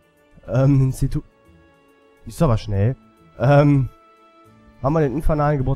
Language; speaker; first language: German; native; German